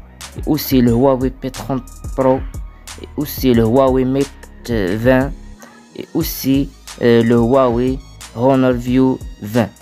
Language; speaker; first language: French; non-native, learner; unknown